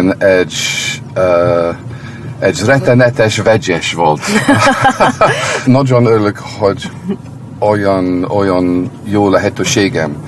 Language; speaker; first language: Hungarian; non-native, learner; English